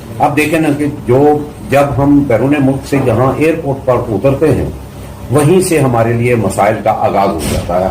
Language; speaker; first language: Urdu; non-native, local second language; Punjabi